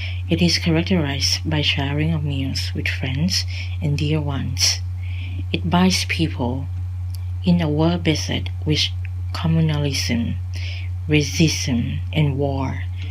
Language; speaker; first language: English; non-native, fluent; Thai